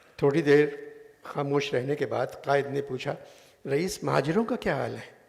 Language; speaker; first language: Urdu; native; Urdu